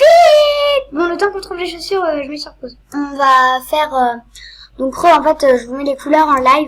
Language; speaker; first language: French; native; French